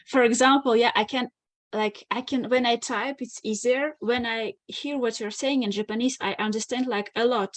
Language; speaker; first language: English; non-native, fluent; Russian